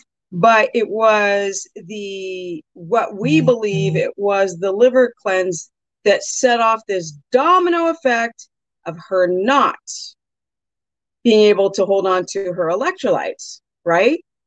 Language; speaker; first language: English; native; English